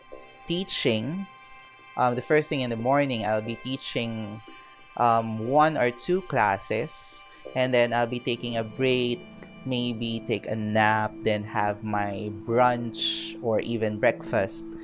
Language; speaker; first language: English; non-native, local second language; Filipino